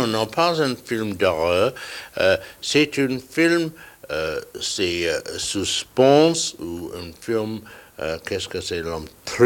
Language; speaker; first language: French; non-native, learner; English